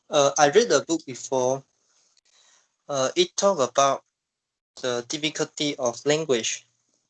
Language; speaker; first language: English; non-native, local second language; Chinese